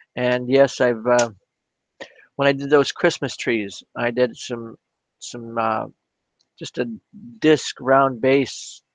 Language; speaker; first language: English; native; English